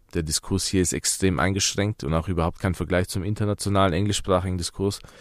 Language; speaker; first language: German; early bilingual, other home language; Persian